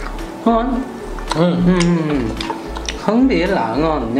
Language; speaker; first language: Vietnamese; non-native, learner; Korean